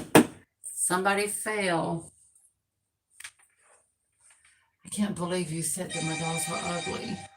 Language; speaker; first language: English; native; English